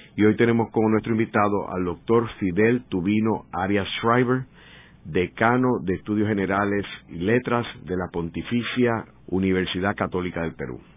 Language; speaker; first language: Spanish; native; Spanish